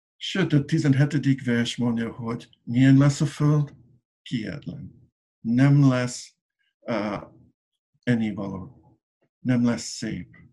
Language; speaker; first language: Hungarian; non-native, learner; English